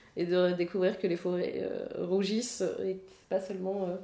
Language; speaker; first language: French; native; French